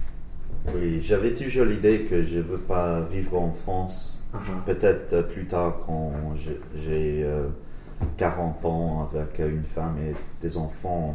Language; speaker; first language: French; non-native, learner; English